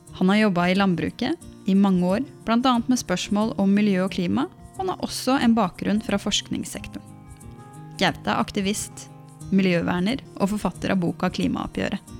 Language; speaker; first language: Norwegian; native; Norwegian